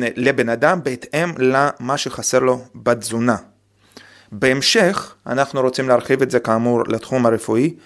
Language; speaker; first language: Hebrew; non-native, fluent; Russian